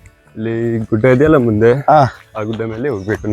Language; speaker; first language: Kannada; non-native, local second language; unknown